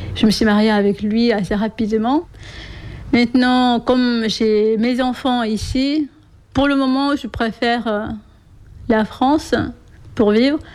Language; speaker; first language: French; non-native, fluent; Korean